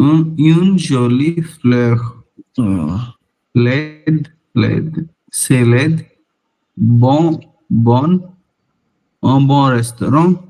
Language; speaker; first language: French; non-native, learner; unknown